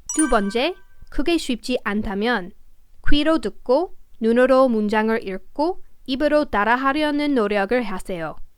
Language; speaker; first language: Korean; non-native, fluent; English